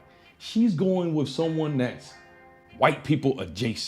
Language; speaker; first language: English; native; English